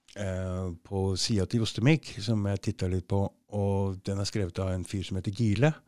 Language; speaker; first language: Norwegian; native; Norwegian